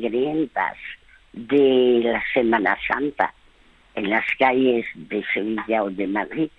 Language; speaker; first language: Spanish; early bilingual, other home language; French